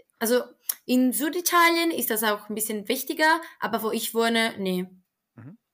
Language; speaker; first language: German; non-native, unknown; Italian